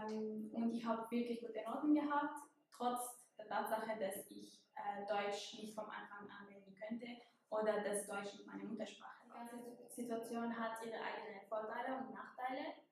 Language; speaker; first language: German; non-native, fluent; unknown